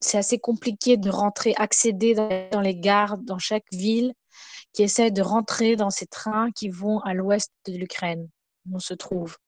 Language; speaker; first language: French; non-native, fluent; Ukrainian